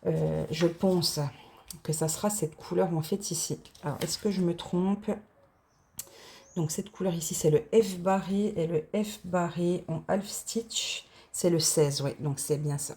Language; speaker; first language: French; native; French